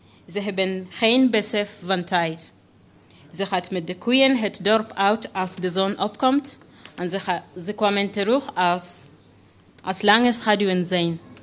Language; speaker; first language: Dutch; non-native, learner; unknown